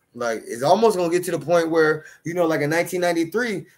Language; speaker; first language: English; native; English